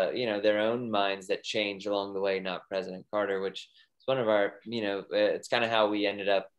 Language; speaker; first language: English; native; English